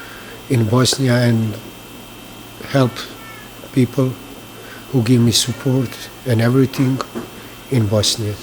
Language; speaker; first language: English; non-native, learner; Bosnian